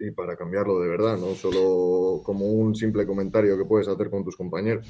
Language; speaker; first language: Spanish; native; Spanish